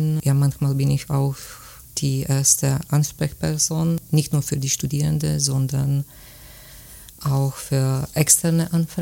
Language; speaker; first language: German; non-native, fluent; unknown